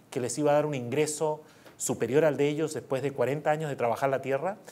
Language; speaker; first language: Spanish; native; Spanish